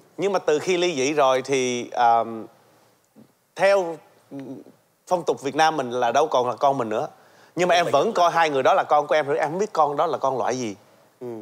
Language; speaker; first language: Vietnamese; native; Vietnamese